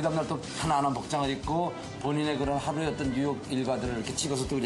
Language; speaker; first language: Korean; native; Korean